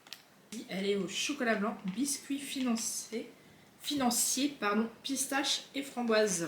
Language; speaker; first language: French; native; French